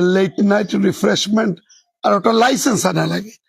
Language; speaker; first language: Bangla; native; Bangla